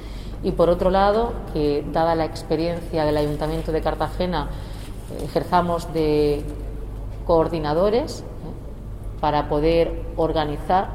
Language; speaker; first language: Spanish; native; Spanish